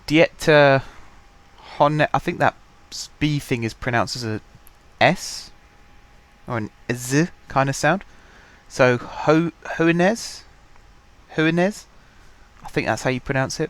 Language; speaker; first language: English; native; English